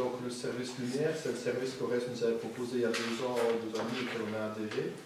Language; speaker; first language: French; native; French